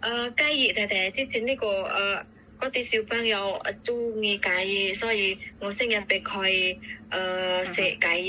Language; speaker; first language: Cantonese; non-native, learner; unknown